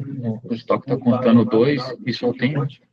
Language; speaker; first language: Portuguese; native; Portuguese